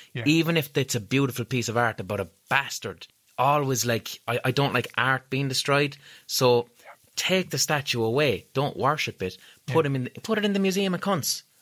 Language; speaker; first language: English; native; English